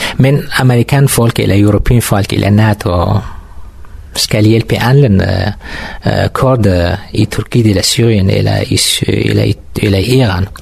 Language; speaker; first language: Danish; non-native, learner; Kurdish